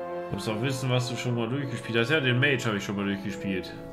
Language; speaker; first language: German; native; German